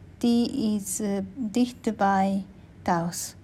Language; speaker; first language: Dutch; non-native, learner; English